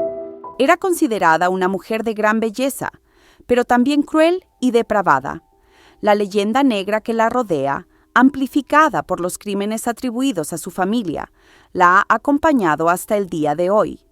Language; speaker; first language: Spanish; native; Spanish